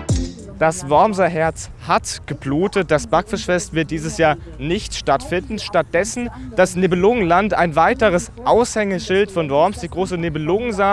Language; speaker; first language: German; native; German